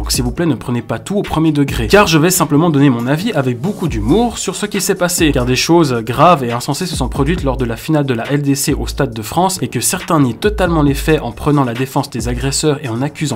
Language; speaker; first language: French; native; French